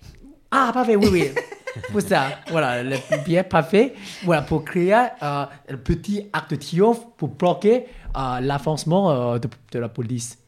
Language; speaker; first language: French; non-native, learner; Cantonese